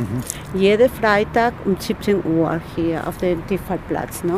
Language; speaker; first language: German; non-native, fluent; Spanish